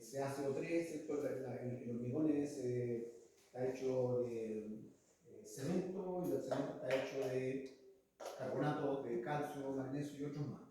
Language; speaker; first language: Spanish; native; Spanish